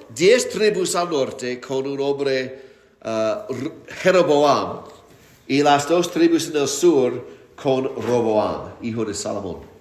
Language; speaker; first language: Spanish; non-native, fluent; English